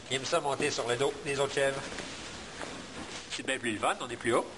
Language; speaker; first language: French; native; French